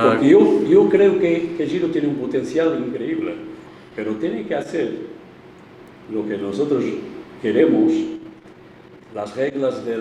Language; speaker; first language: Spanish; non-native, fluent; Portuguese